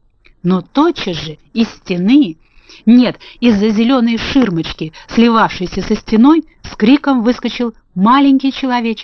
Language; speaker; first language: Russian; native; Russian